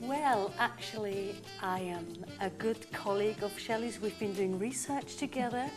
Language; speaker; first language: English; non-native, fluent; German